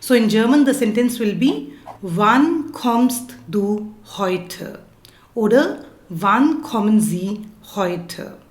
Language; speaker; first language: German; non-native, fluent; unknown